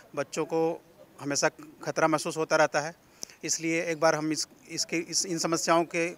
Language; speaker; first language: Hindi; native; Hindi